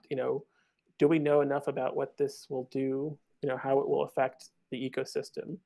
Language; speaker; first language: English; native; English